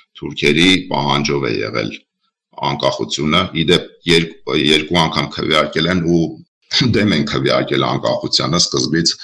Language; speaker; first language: Armenian; native; Armenian